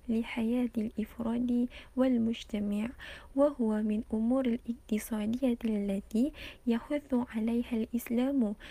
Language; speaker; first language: Arabic; non-native, learner; Malay